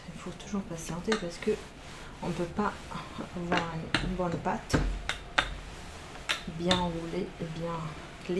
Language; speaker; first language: French; non-native, fluent; Arabic